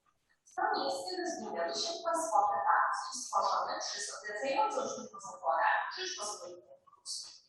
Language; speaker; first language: Polish; native; Polish